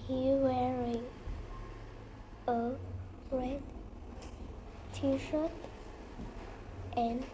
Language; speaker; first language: English; non-native, learner; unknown